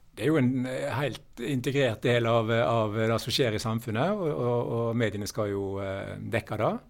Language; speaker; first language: Norwegian; native; Norwegian